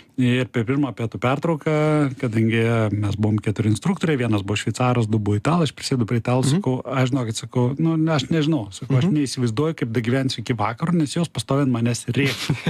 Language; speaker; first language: Lithuanian; native; Lithuanian